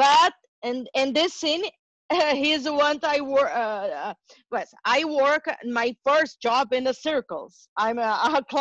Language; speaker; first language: English; non-native, learner; Portuguese